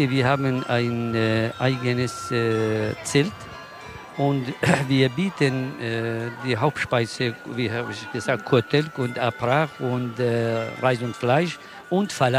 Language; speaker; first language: German; non-native, learner; Kurdish